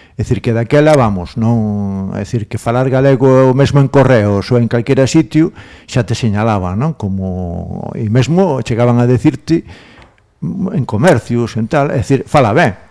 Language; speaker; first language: Galician; non-native, local second language; Spanish